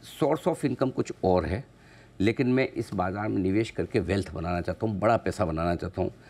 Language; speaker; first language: Hindi; native; Hindi